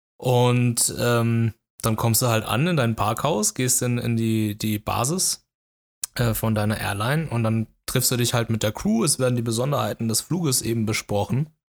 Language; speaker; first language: German; early bilingual, other home language; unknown